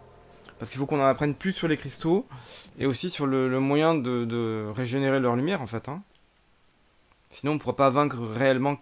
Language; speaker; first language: French; native; French